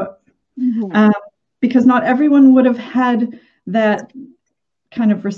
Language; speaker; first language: English; native; English